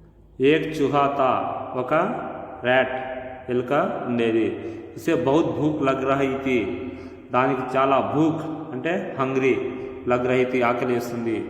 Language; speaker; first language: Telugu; native; Telugu